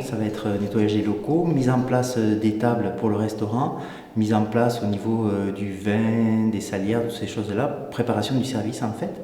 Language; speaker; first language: French; native; French